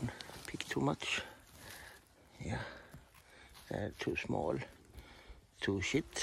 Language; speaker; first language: English; non-native, learner; Swedish